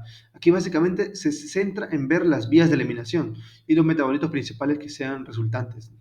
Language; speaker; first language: Spanish; native; Spanish